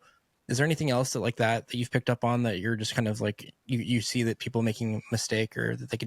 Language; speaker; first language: English; native; English